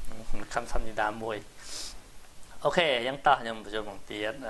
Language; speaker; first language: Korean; non-native, learner; Khmer